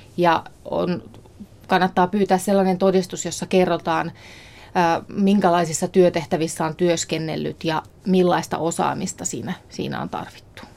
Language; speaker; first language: Finnish; native; Finnish